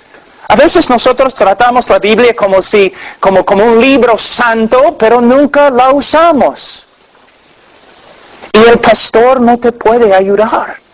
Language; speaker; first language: Spanish; non-native, fluent; English